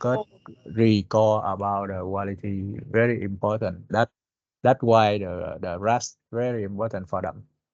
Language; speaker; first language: English; non-native, learner; Vietnamese